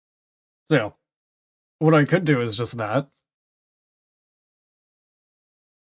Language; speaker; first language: English; native; English